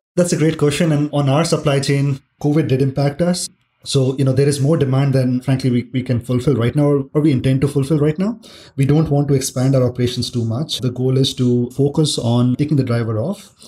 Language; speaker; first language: English; non-native, local second language; Hindi